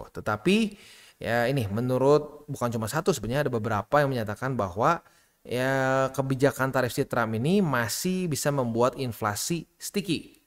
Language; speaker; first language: Indonesian; native; Indonesian